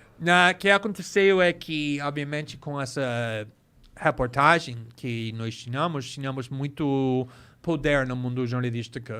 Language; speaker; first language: Portuguese; non-native, fluent; English